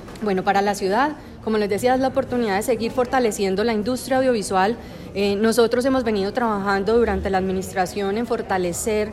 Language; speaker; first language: Spanish; native; Spanish